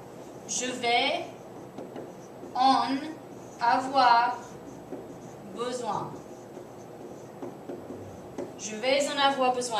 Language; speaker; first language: French; non-native, fluent; English